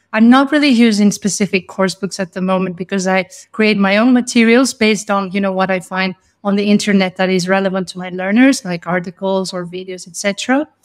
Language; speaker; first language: English; non-native, fluent; Greek